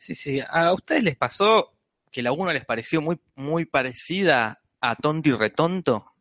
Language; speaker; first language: Spanish; native; Spanish